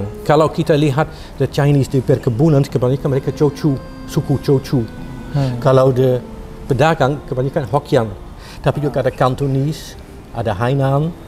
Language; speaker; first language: Indonesian; non-native, fluent; Dutch